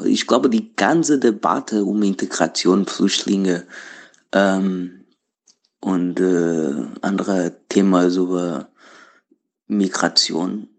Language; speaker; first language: German; non-native, learner; Portuguese